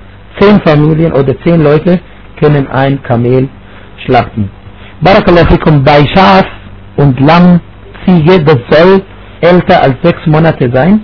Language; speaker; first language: German; non-native, fluent; Arabic